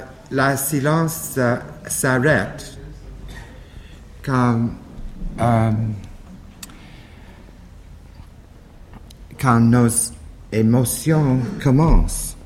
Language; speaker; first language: French; non-native, fluent; English